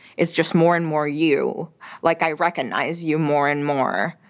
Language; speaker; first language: English; early bilingual, other home language; French